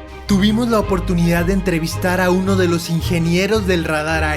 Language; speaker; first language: Spanish; native; Spanish